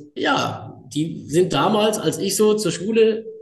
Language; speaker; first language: German; native; German